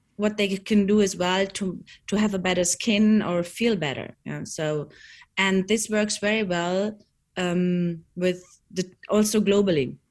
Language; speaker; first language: English; non-native, fluent; German